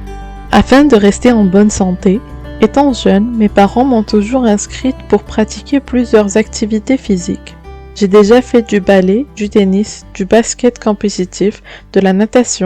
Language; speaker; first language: French; native; French